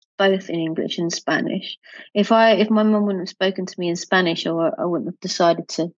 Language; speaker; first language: English; native; English